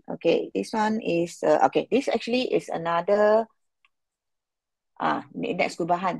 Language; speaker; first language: English; non-native, local second language; Malay